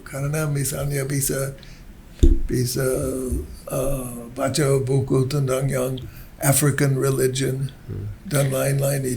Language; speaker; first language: Indonesian; non-native, learner; English